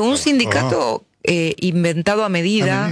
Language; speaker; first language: Spanish; native; Spanish